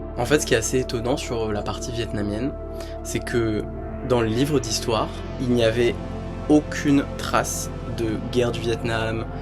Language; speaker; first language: French; native; French